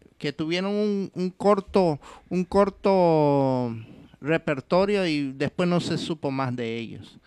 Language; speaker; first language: Spanish; early bilingual, heritage; Spanish